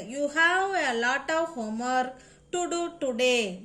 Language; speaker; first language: English; non-native, local second language; Tamil